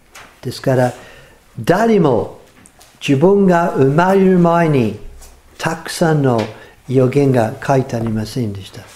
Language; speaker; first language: Japanese; non-native, fluent; English